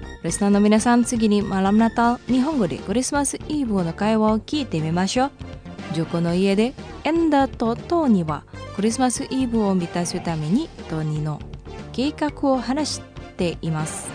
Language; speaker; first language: Japanese; non-native, fluent; Indonesian